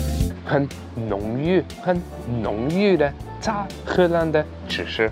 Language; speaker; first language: Chinese; non-native, fluent; German